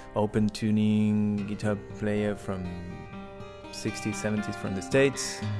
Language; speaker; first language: English; non-native, learner; Spanish